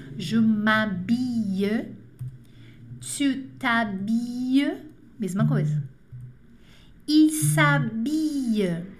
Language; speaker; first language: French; non-native, fluent; Portuguese